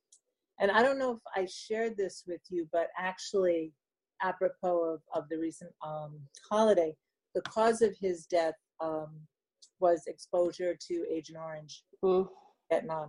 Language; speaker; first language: English; native; English